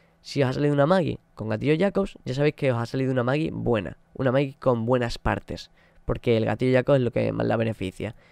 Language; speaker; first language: Spanish; native; Spanish